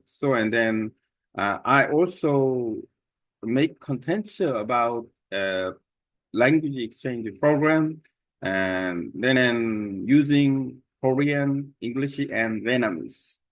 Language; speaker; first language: English; non-native, learner; Korean